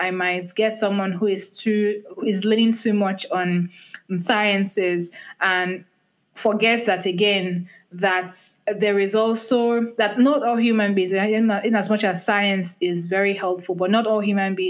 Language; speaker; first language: English; non-native, local second language; Igbo